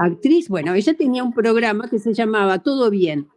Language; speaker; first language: Spanish; native; Spanish